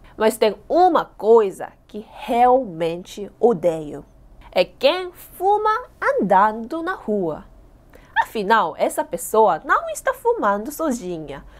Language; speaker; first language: Portuguese; non-native, fluent; Korean